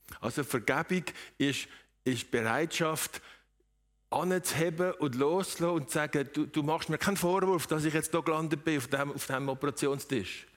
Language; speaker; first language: German; native; German